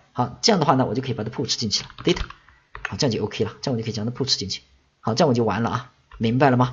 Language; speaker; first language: Chinese; native; Chinese